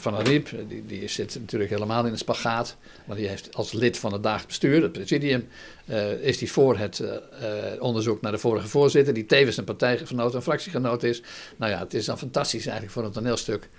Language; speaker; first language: Dutch; native; Dutch